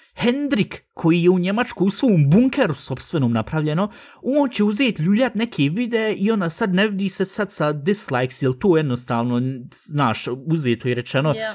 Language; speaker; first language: Bosnian; early bilingual, heritage; Bosnian